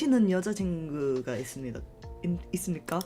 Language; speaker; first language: Korean; non-native, learner; English